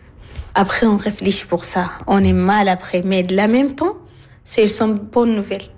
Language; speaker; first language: French; non-native, learner; Arabic